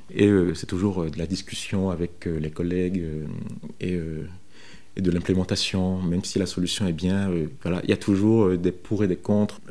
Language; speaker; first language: French; non-native, local second language; Fon